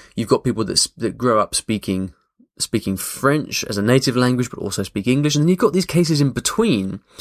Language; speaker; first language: English; native; English